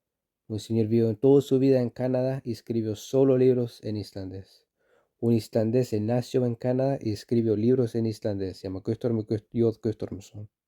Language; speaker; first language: Spanish; non-native, fluent; Icelandic